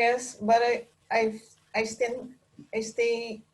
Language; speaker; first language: English; non-native, learner; Portuguese